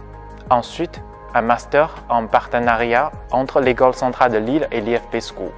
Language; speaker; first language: French; non-native, fluent; Chinese